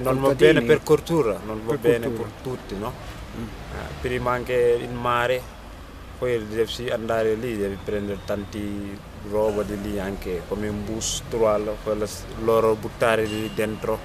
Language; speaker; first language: Italian; non-native, learner; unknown